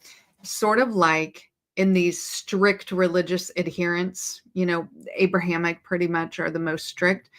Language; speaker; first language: English; native; English